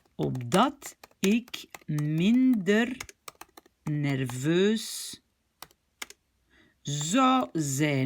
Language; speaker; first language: Dutch; non-native, local second language; French